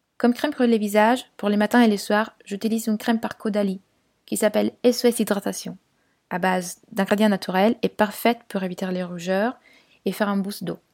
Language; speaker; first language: French; non-native, fluent; Italian